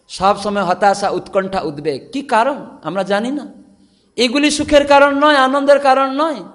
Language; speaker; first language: Bangla; non-native, fluent; Odia